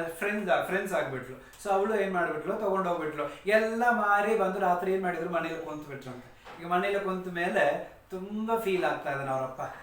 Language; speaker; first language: Kannada; non-native, local second language; Tamil